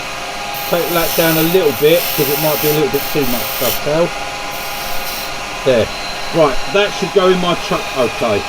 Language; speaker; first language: English; native; English